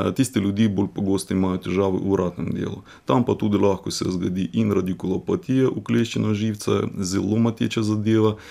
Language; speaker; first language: Slovenian; non-native, fluent; Russian